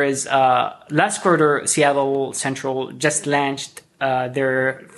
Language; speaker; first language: English; non-native, fluent; Arabic